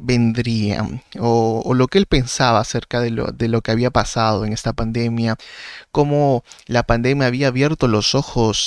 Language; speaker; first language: Spanish; native; Spanish